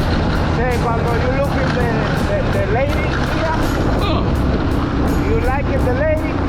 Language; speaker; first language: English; non-native, learner; Spanish